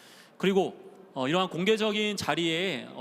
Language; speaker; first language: Korean; native; Korean